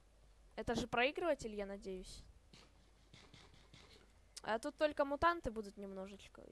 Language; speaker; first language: Russian; native; Russian